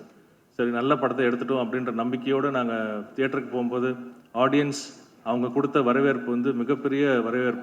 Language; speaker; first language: Tamil; native; Tamil